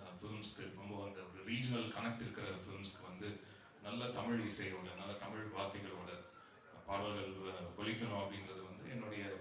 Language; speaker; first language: Tamil; native; Tamil